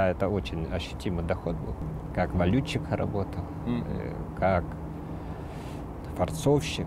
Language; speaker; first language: Russian; native; Russian